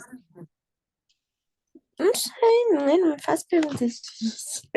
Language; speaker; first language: Portuguese; non-native, learner; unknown